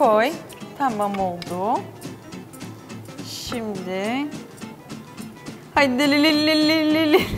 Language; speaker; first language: Turkish; non-native, learner; Portuguese